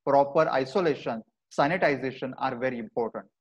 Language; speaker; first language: English; non-native, local second language; Marathi